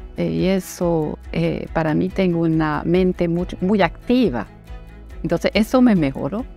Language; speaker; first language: Spanish; non-native, fluent; Italian